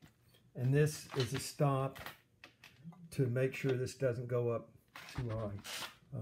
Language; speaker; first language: English; native; English